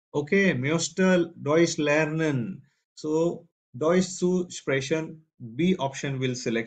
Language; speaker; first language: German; non-native, fluent; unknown